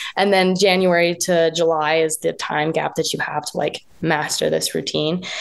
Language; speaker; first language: English; native; English